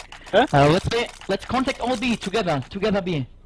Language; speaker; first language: English; non-native, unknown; German